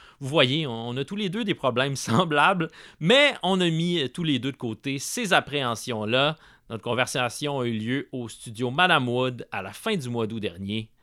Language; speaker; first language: French; native; French